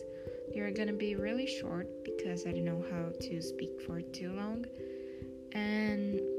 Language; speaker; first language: English; non-native, fluent; Portuguese